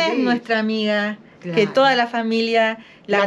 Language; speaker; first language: Spanish; native; Spanish